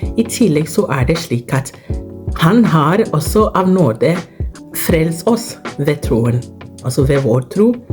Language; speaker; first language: Norwegian; non-native, fluent; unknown